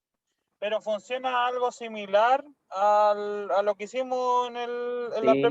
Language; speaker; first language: Spanish; native; Spanish